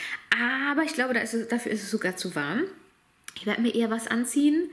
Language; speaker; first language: German; native; German